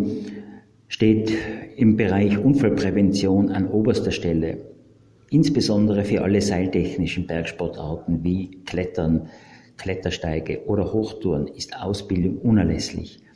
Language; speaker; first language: German; native; German